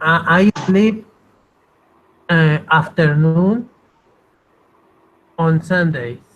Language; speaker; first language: English; non-native, learner; Spanish